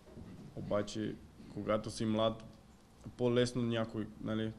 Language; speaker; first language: Bulgarian; non-native, learner; Portuguese